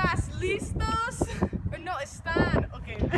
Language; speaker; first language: Spanish; non-native, learner; English